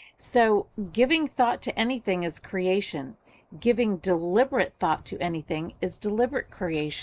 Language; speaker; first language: English; native; English